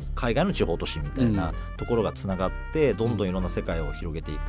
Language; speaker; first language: Japanese; native; Japanese